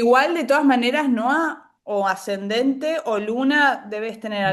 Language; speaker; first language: Spanish; native; Spanish